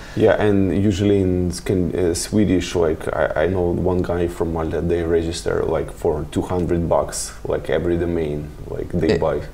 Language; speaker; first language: English; non-native, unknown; Russian